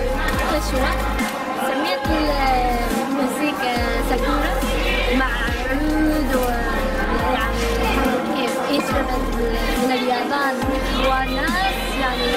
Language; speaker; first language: Arabic; non-native, learner; Japanese